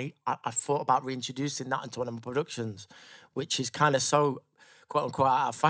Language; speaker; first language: English; native; English